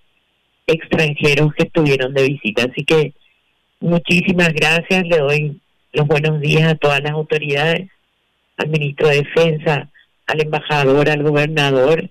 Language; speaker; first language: Spanish; native; Spanish